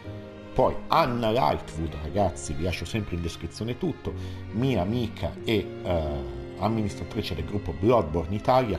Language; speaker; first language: Italian; native; Italian